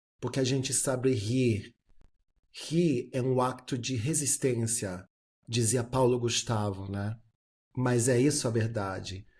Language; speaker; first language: Portuguese; early bilingual, heritage; Portuguese